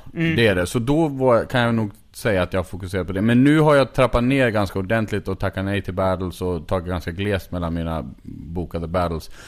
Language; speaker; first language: Swedish; native; Swedish